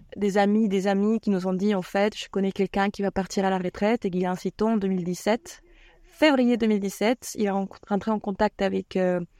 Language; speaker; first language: French; non-native, fluent; Spanish